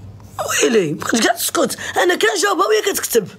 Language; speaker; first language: Arabic; native; Arabic